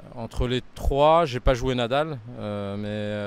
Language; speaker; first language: French; native; French